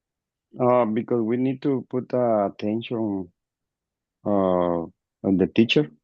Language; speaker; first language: English; non-native, learner; Spanish